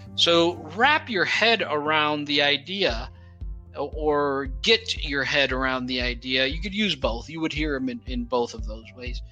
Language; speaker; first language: English; non-native, fluent; Portuguese